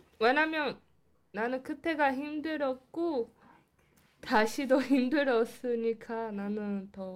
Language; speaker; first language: Korean; non-native, learner; Portuguese